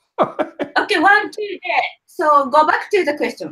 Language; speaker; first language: English; non-native, learner; Japanese